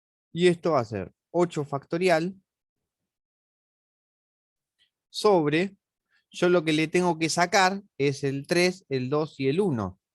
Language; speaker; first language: Spanish; native; Spanish